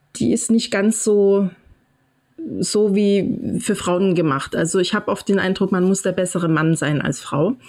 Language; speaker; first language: German; native; German